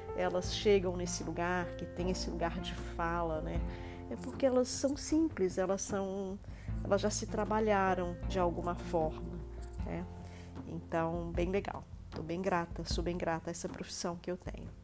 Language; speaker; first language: Portuguese; native; Portuguese